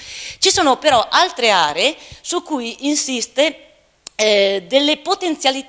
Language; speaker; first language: Italian; native; Italian